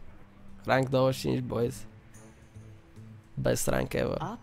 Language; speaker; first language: English; non-native, fluent; Romanian